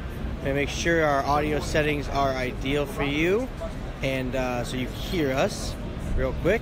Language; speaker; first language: English; native; English